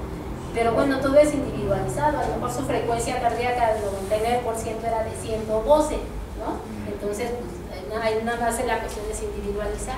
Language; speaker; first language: Spanish; native; Spanish